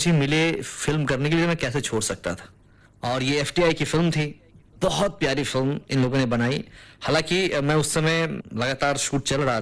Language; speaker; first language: Hindi; non-native, local second language; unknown